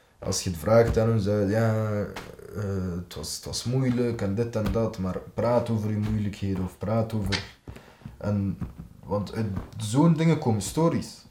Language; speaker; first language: Dutch; early bilingual, other home language; Turkish